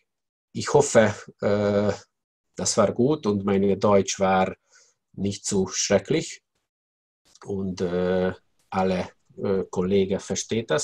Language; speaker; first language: German; non-native, learner; Hungarian